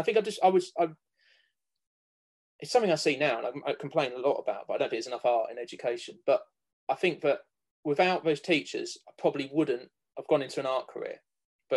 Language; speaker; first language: English; native; English